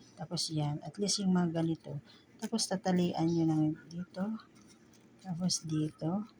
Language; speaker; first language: Filipino; native; Filipino